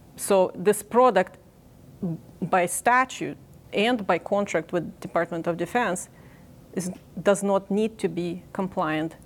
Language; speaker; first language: English; non-native, fluent; Ukrainian